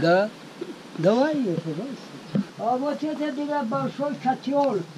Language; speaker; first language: Russian; non-native, local second language; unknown